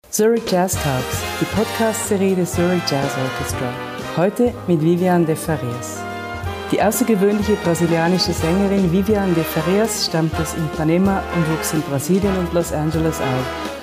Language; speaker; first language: German; native; German